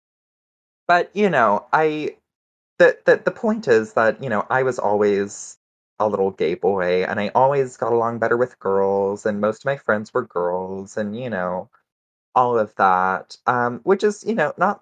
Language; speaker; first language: English; native; English